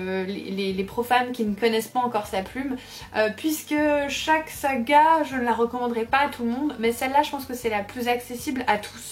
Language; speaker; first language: French; native; French